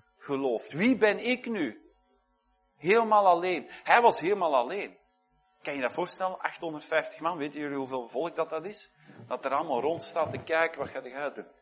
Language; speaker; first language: Dutch; native; Dutch